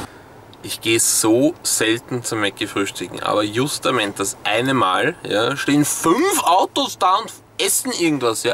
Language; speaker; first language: German; native; German